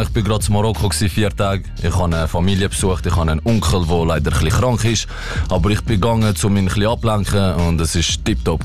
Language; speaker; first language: German; native; German